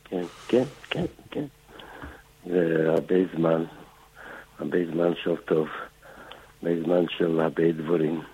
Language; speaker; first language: Hebrew; non-native, fluent; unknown